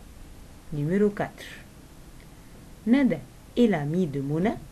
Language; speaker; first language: French; non-native, fluent; Arabic